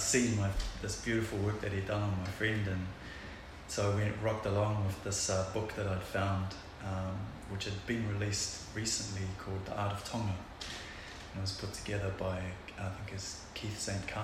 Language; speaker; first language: English; non-native, local second language; Tongan